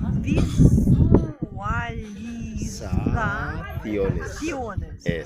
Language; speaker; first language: Spanish; non-native, learner; Ukrainian